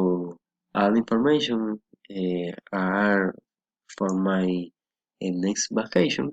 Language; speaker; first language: English; non-native, learner; Spanish